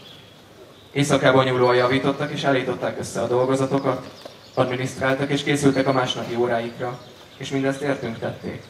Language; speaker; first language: Hungarian; native; Hungarian